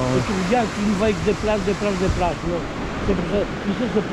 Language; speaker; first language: French; non-native, fluent; Spanish